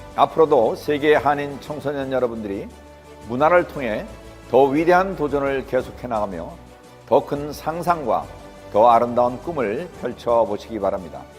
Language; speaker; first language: Korean; native; Korean